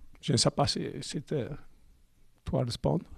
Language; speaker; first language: French; non-native, learner; Italian